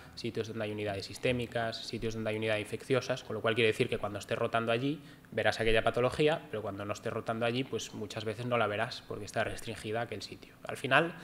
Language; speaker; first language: Spanish; native; Spanish